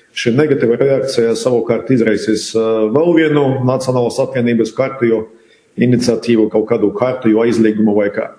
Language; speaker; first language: Latvian; non-native, local second language; Russian